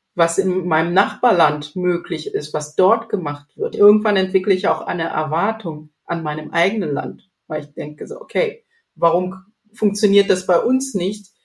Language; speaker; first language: German; non-native, fluent; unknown